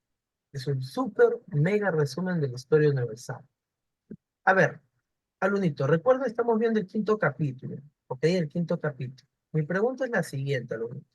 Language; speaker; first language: Spanish; native; Spanish